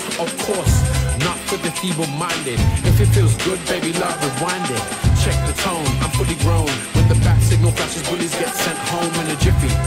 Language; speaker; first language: English; native; English